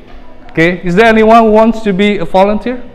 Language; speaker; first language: English; non-native, fluent; Indonesian